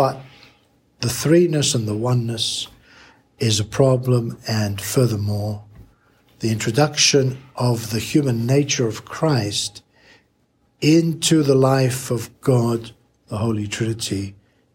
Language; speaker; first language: English; native; English